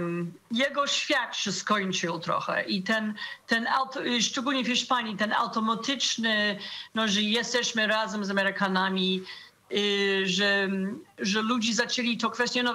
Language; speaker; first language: Polish; non-native, fluent; English